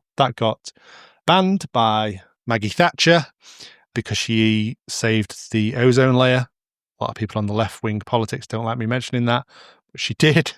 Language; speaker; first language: English; native; English